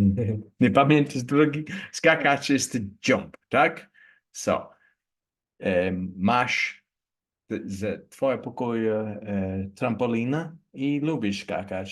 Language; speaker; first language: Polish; non-native, learner; English